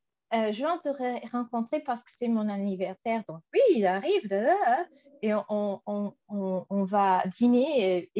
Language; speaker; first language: French; non-native, fluent; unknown